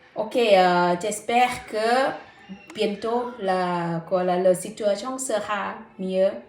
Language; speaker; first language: French; non-native, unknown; Thai